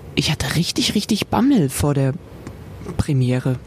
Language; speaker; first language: German; native; German